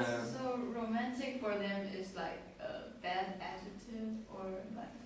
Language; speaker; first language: English; non-native, learner; Chinese